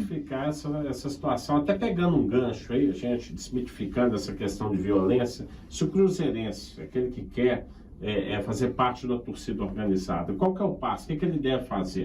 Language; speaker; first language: Portuguese; native; Portuguese